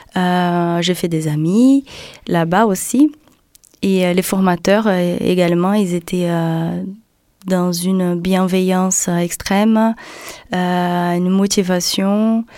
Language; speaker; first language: French; non-native, fluent; Portuguese